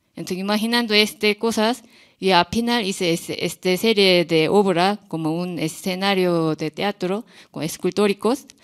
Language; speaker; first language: Spanish; non-native, learner; Korean